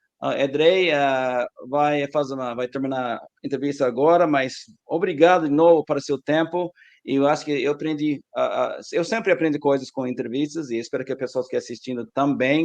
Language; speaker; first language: Portuguese; non-native, learner; English